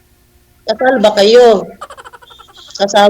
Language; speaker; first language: Filipino; non-native, local second language; Cebuano